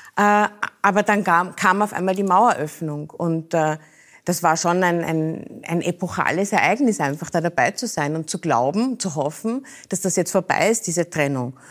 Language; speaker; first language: German; native; German